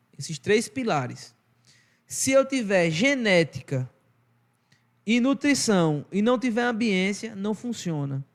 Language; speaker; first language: Portuguese; native; Portuguese